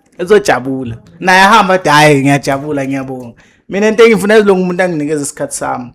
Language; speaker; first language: Zulu; native; Zulu